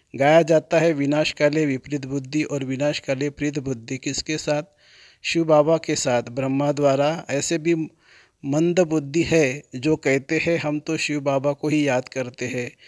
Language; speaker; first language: Hindi; native; Hindi